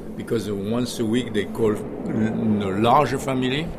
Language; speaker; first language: English; non-native, learner; French